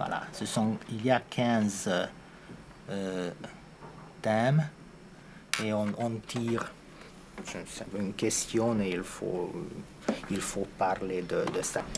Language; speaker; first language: French; non-native, fluent; Hungarian